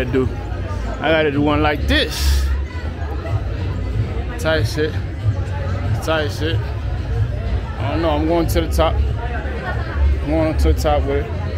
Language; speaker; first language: English; native; English